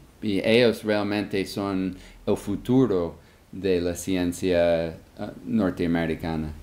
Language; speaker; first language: Spanish; non-native, fluent; English